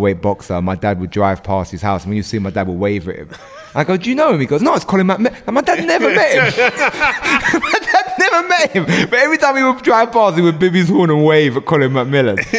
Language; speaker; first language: English; native; English